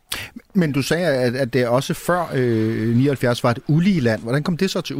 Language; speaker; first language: Danish; native; Danish